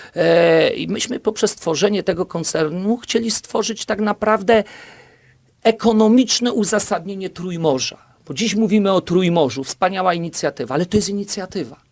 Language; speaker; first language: Polish; native; Polish